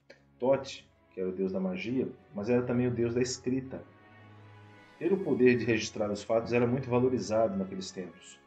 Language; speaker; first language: Portuguese; native; Portuguese